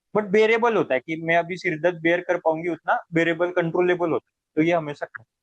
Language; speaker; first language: Hindi; non-native, local second language; Marathi